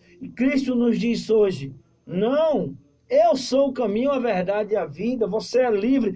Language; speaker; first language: Portuguese; native; Portuguese